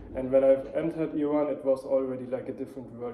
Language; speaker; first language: English; non-native, fluent; German